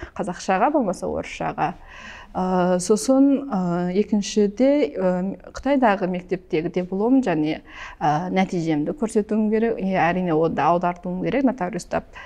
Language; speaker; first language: Kazakh; early bilingual, heritage; Kazakh